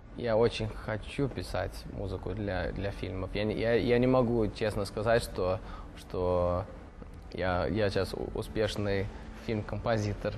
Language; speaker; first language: Russian; early bilingual, heritage; Russian